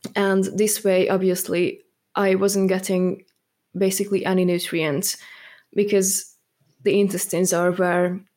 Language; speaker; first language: English; non-native, fluent; Hungarian